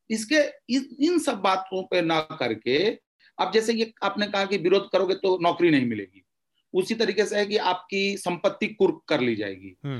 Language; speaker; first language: Hindi; native; Hindi